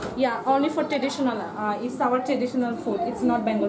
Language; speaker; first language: English; non-native, local second language; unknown